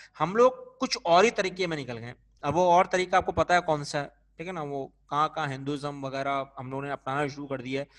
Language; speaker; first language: Urdu; native; Urdu